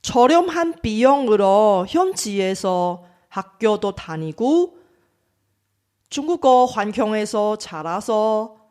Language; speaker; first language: Korean; non-native, fluent; Chinese